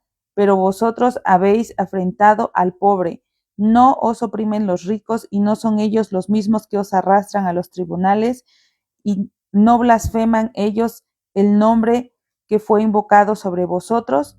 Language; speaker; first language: Spanish; native; Spanish